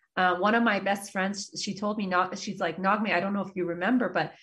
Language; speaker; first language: English; early bilingual, other home language; Persian